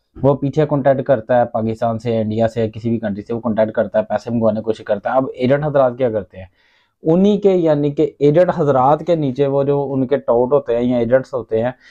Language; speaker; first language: Urdu; non-native, local second language; Punjabi